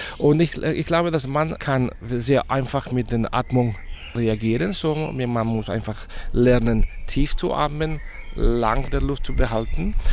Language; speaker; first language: German; non-native, fluent; Spanish